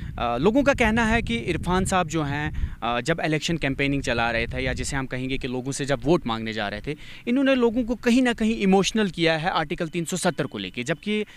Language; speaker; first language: Hindi; non-native, local second language; Kashmiri